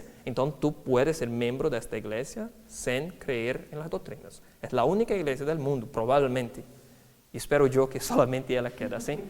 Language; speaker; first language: Spanish; non-native, fluent; Portuguese